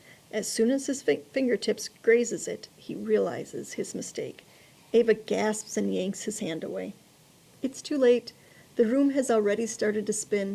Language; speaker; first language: English; native; English